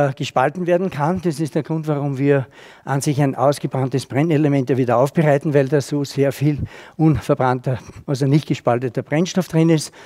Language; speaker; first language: German; native; German